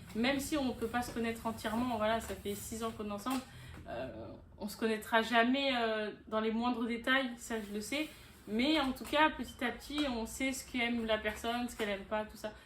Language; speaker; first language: French; native; French